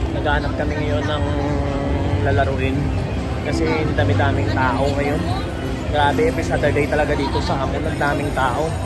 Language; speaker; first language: Filipino; non-native, local second language; Hiligaynon